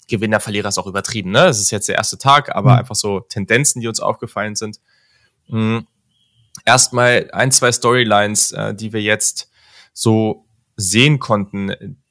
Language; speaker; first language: German; native; German